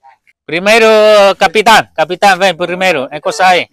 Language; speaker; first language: Portuguese; non-native, learner; Vietnamese